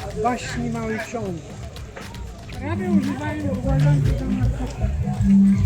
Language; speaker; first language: Polish; non-native, learner; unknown